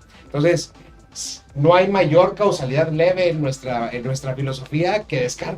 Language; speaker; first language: Spanish; native; Spanish